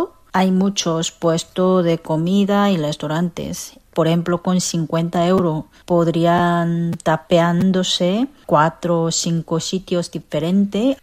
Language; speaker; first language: Spanish; non-native, learner; Korean